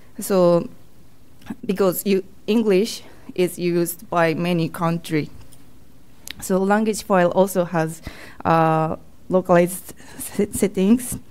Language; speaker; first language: English; non-native, learner; Japanese